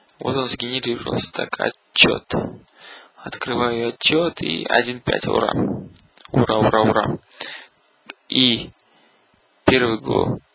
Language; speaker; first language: Russian; native; Russian